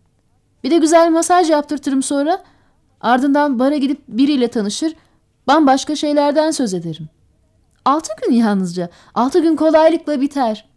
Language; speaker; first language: Turkish; native; Turkish